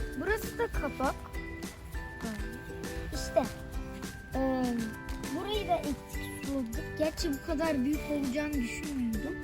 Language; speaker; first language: Turkish; early bilingual, heritage; Turkish